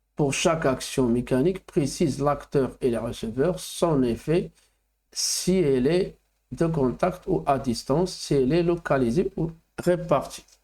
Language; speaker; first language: French; non-native, local second language; Arabic